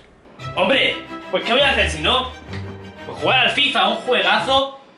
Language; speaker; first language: Spanish; native; Spanish